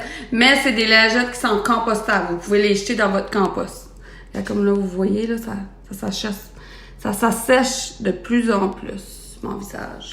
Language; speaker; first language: French; native; French